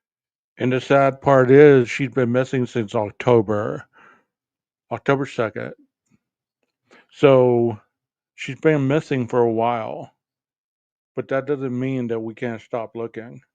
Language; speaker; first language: English; native; English